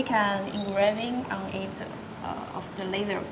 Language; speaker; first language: English; non-native, learner; Chinese